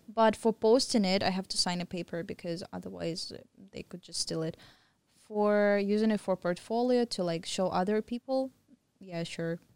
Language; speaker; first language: English; non-native, fluent; Russian